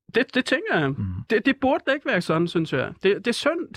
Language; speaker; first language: Danish; non-native, fluent; Persian